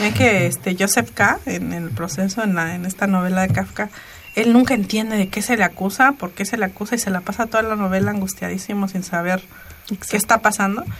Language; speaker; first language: Spanish; non-native, local second language; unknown